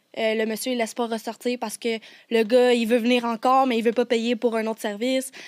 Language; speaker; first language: French; native; French